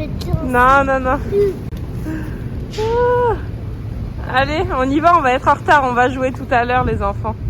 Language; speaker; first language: French; native; French